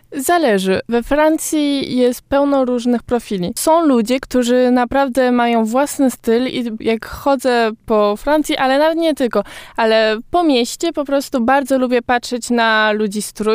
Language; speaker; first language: Polish; early bilingual, heritage; Polish